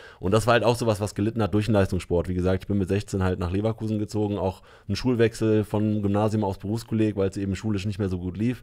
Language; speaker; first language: German; native; German